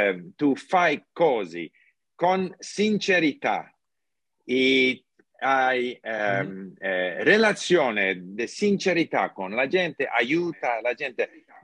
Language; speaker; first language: Italian; non-native, learner; English